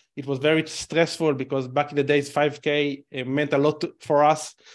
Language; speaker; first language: English; non-native, fluent; Hebrew